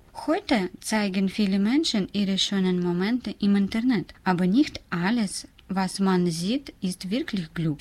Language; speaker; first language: German; non-native, learner; Russian